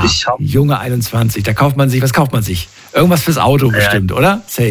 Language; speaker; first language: German; native; German